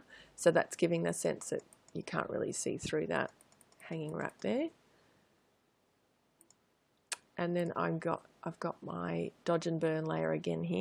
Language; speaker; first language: English; native; English